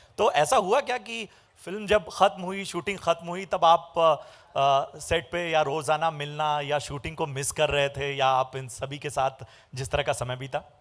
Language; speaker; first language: Hindi; native; Hindi